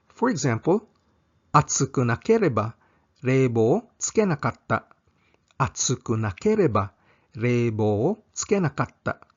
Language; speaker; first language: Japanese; non-native, fluent; English